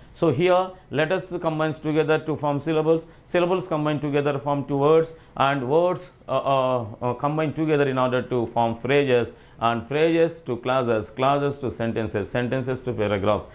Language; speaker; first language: English; non-native, local second language; Telugu